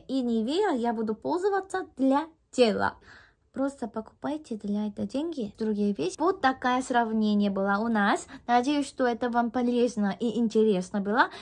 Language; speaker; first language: Russian; non-native, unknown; Korean